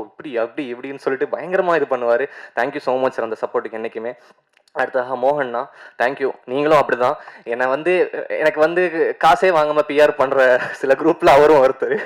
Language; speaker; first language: Tamil; native; Tamil